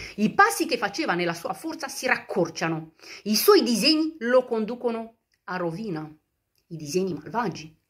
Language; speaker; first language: Italian; non-native, fluent; Romanian